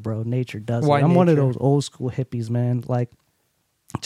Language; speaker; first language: English; early bilingual, other home language; Urdu